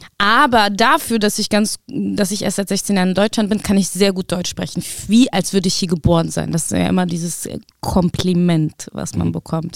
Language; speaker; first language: German; early bilingual, other home language; Arabic